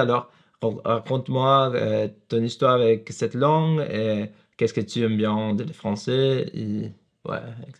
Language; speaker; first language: French; non-native, learner; Spanish